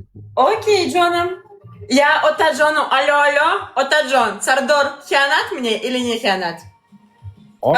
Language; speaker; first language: Russian; native; Russian